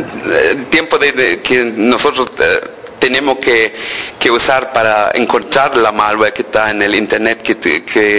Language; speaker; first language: Spanish; early bilingual, heritage; Spanish